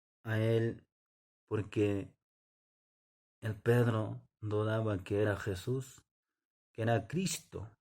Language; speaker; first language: Spanish; non-native, local second language; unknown